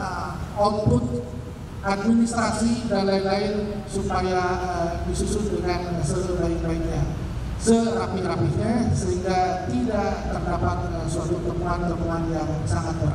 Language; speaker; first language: Indonesian; native; Indonesian